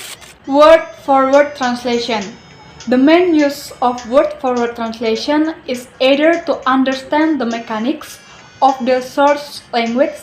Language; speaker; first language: English; non-native, learner; Indonesian